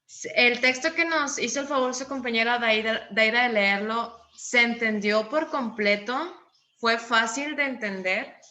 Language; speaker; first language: Spanish; native; Spanish